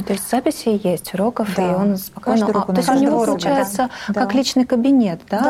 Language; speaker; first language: Russian; native; Russian